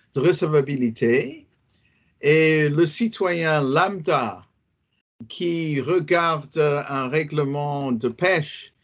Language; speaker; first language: French; non-native, fluent; English